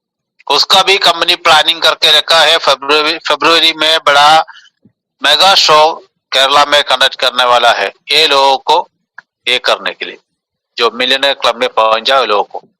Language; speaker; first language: Hindi; non-native, local second language; Malayalam